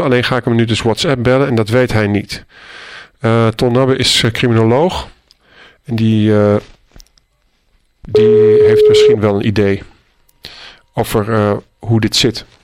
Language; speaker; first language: Dutch; native; Dutch